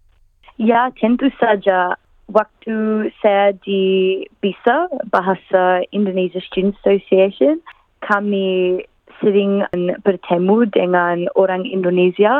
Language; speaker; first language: Indonesian; non-native, fluent; English